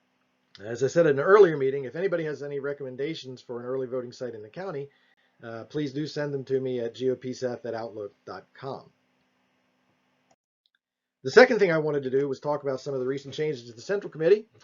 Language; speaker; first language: English; native; English